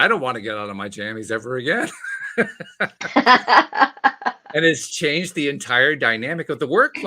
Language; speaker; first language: English; native; English